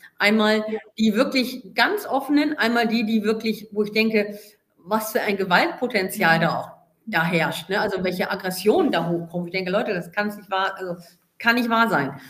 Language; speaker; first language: German; native; German